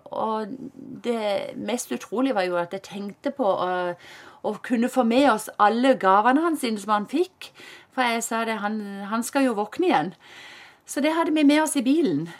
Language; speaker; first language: Norwegian; native; Norwegian